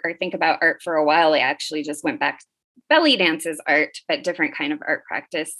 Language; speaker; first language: English; native; English